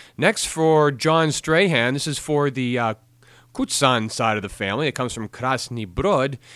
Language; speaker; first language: English; native; English